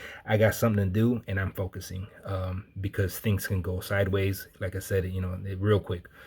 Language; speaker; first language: English; native; English